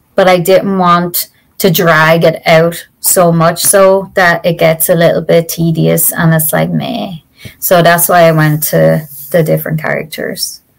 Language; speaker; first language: English; native; English